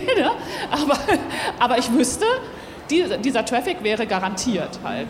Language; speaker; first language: German; native; German